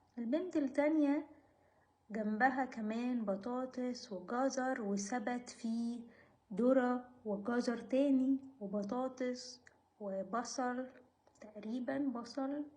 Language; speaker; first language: Egyptian Arabic; native; Egyptian Arabic